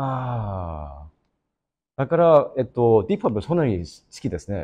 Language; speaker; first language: Japanese; non-native, learner; English